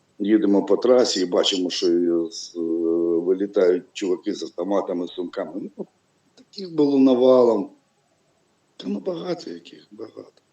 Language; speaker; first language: Ukrainian; non-native, local second language; Russian